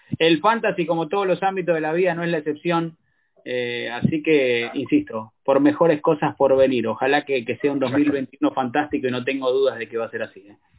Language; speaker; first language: Spanish; native; Spanish